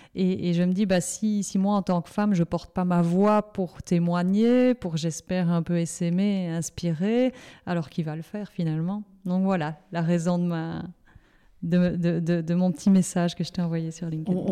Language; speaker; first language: French; native; French